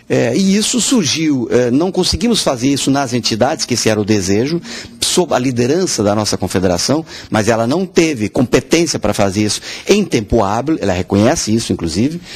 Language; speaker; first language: Portuguese; native; Portuguese